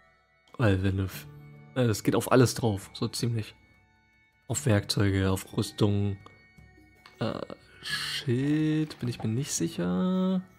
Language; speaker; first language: German; native; German